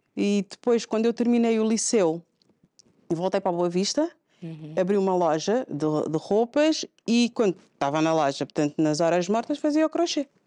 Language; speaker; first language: Portuguese; non-native, local second language; Kabuverdianu